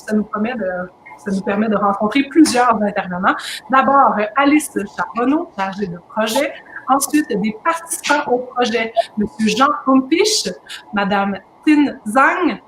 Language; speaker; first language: French; native; French